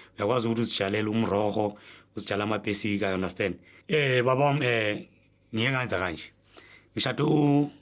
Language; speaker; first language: Zulu; native; Zulu